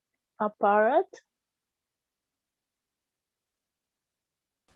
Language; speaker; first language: English; non-native, learner; Spanish